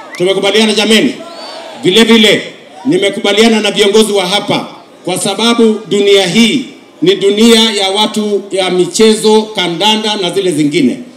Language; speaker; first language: Swahili; non-native, local second language; Kalenjin